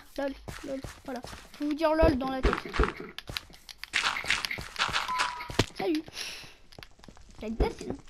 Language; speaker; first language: French; native; French